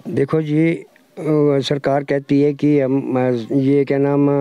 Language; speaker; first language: Hindi; native; Hindi